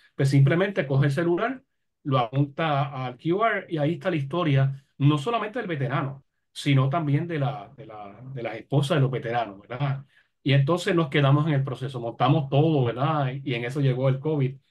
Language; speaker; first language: Spanish; native; Spanish